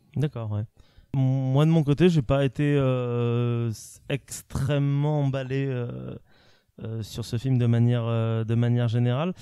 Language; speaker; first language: French; native; French